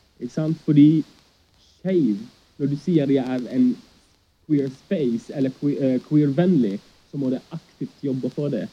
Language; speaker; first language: Norwegian; early bilingual, other home language; Arabic